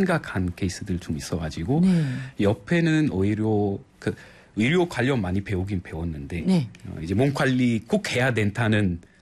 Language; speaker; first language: Korean; non-native, fluent; Arabic